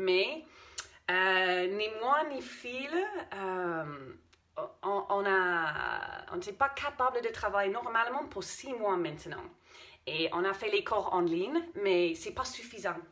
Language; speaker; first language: French; non-native, fluent; English